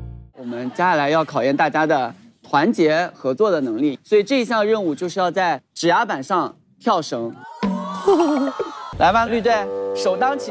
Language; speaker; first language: Chinese; native; Chinese